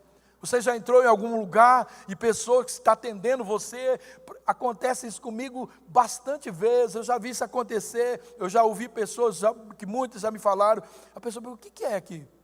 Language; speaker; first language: Portuguese; native; Portuguese